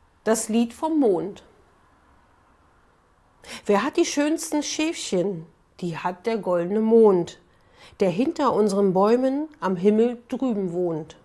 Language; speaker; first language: German; native; German